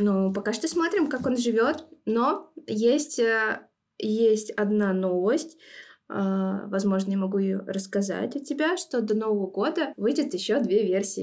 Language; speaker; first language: Russian; native; Russian